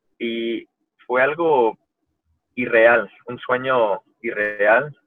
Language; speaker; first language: Spanish; early bilingual, heritage; Spanish